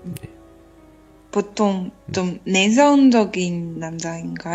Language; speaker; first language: Korean; non-native, learner; Chinese